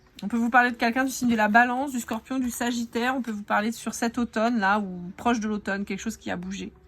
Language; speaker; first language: French; native; French